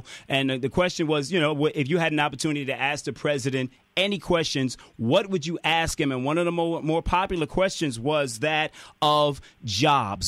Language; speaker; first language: English; native; English